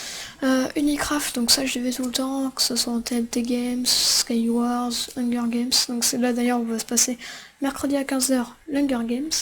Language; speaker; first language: French; native; French